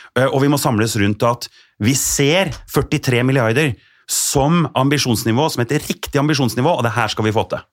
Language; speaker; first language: Norwegian; native; Norwegian